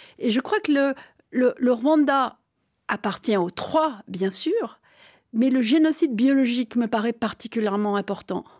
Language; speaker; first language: French; native; French